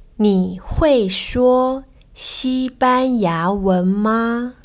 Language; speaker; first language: Chinese; non-native, fluent; Spanish